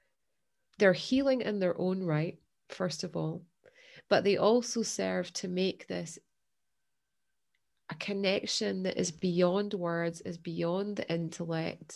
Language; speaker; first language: English; native; English